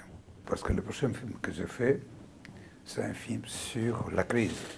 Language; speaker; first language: French; non-native, fluent; Greek